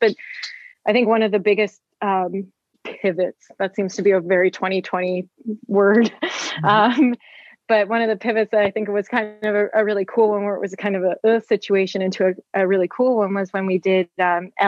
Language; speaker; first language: English; native; English